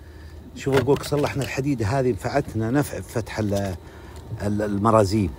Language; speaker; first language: Arabic; native; Arabic